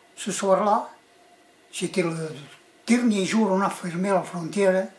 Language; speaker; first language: French; early bilingual, other home language; Spanish